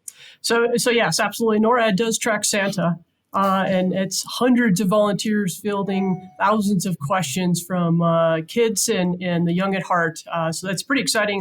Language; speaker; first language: English; native; English